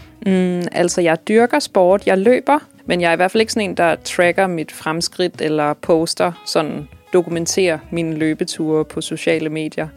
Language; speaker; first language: Danish; native; Danish